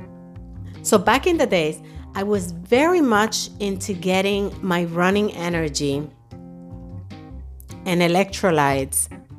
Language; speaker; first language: English; early bilingual, other home language; Spanish